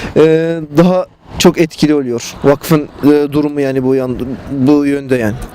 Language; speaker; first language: Turkish; non-native, learner; Arabic